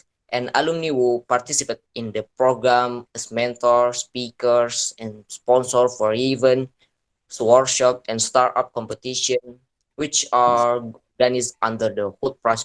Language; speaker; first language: English; non-native, learner; Indonesian